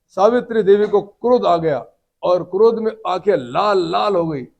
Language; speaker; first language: Hindi; non-native, local second language; Marathi